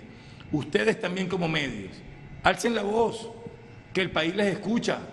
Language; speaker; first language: Spanish; native; Spanish